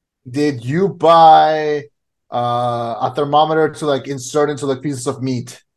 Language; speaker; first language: English; non-native, fluent; Spanish